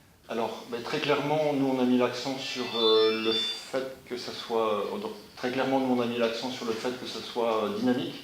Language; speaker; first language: French; native; French